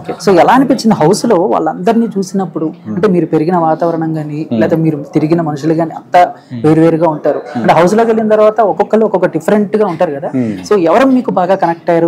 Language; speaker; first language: Telugu; native; Telugu